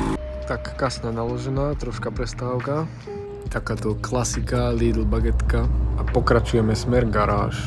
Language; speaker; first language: Slovak; native; Slovak